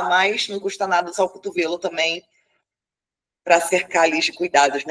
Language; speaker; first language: Portuguese; native; Portuguese